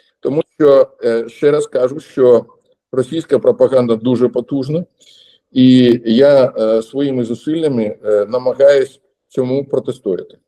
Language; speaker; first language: Ukrainian; non-native, local second language; Russian